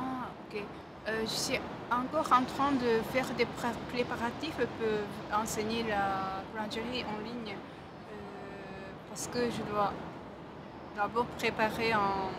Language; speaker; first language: French; non-native, fluent; Japanese